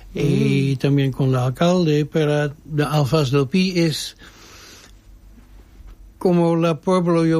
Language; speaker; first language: Spanish; non-native, learner; Dutch